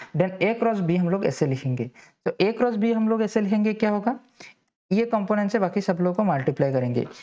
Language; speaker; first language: Hindi; non-native, local second language; Assamese